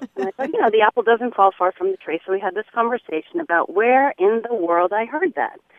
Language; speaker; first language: English; native; English